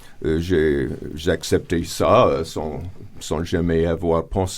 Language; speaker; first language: French; non-native, fluent; English